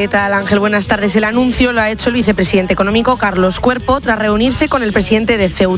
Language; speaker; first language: Spanish; native; Spanish